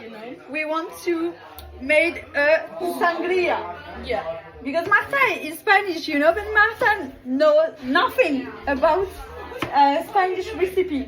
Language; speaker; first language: English; non-native, learner; French